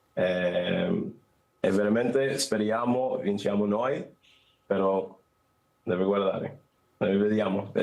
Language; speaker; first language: Italian; non-native, learner; English